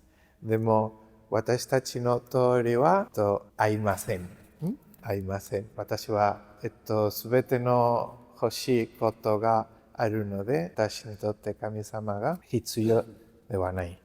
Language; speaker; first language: Japanese; non-native, learner; Spanish